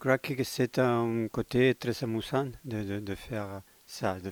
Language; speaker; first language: French; non-native, learner; Spanish